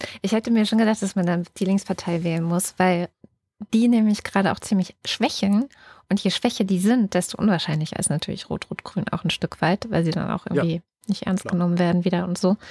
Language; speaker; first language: German; native; German